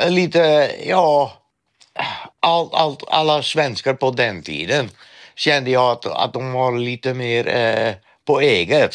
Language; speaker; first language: Swedish; non-native, fluent; Dutch